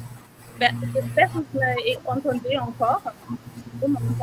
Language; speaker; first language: French; non-native, fluent; German